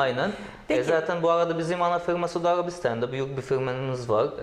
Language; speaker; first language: Turkish; non-native, learner; Arabic